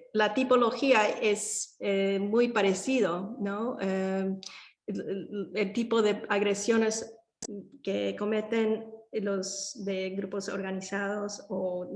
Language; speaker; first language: Spanish; early bilingual, heritage; Spanish